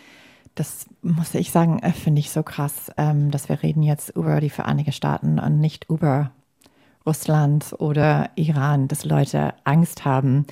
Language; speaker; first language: German; non-native, fluent; English